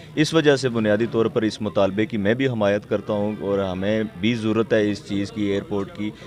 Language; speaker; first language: Urdu; non-native, local second language; Pahari-Potwari